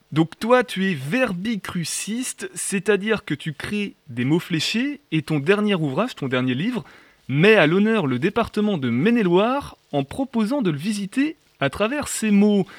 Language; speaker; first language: French; native; French